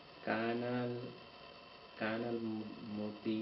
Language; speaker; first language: Arabic; non-native, learner; English